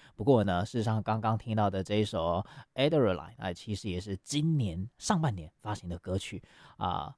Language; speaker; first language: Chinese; native; Chinese